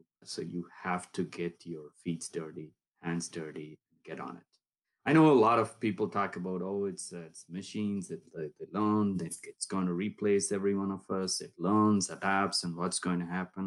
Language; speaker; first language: English; non-native, local second language; Tamil